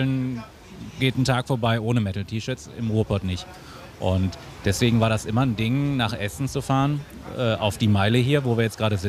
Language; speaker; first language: German; native; German